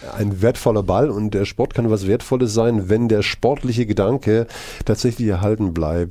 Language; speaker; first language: German; native; German